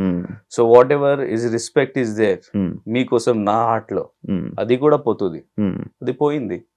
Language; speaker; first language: Telugu; non-native, learner; Hindi